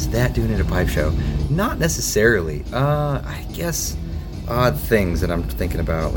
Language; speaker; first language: English; native; English